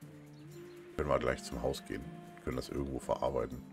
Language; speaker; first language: German; native; German